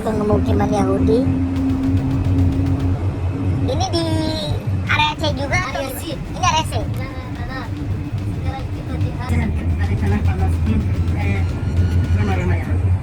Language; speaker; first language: Indonesian; non-native, learner; Arabic